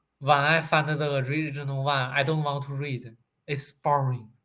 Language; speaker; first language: English; non-native, learner; Chinese